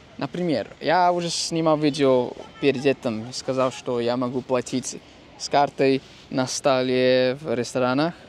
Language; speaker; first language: Russian; non-native, fluent; English